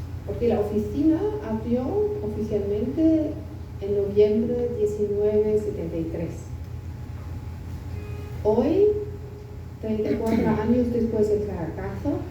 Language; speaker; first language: Spanish; non-native, fluent; German